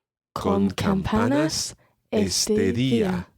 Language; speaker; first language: Spanish; non-native, learner; English